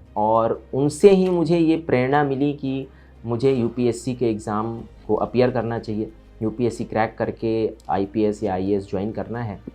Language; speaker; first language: Hindi; native; Hindi